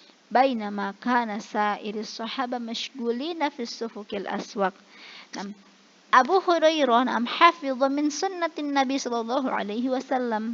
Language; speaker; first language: Arabic; non-native, fluent; Indonesian